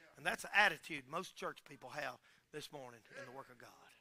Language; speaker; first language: English; native; English